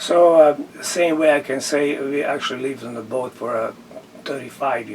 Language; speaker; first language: English; non-native, fluent; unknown